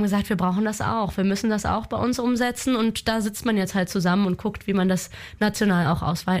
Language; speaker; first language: German; native; German